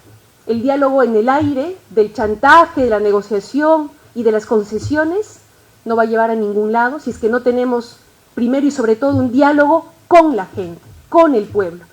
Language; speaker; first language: Spanish; native; Spanish